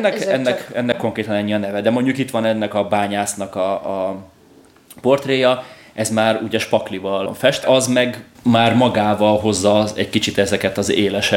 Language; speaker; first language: Hungarian; native; Hungarian